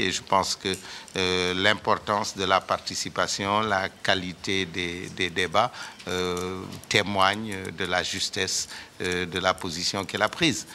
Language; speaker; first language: French; non-native, local second language; Wolof